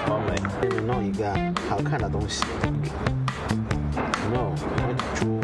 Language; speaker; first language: Chinese; non-native, learner; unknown